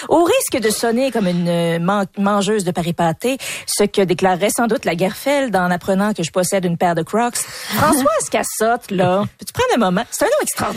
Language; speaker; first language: French; native; French